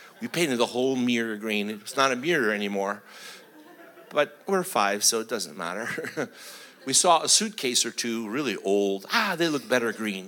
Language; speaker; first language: English; native; English